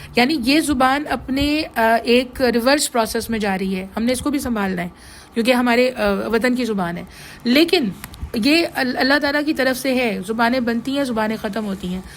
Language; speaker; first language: Urdu; native; Urdu